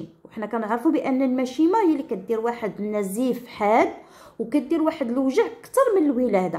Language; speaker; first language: Arabic; native; Arabic